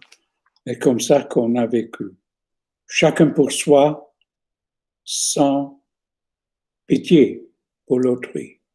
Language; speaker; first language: French; non-native, fluent; German